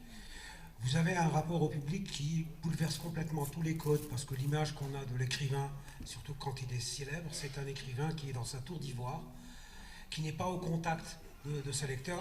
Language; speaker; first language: French; non-native, local second language; Kabyle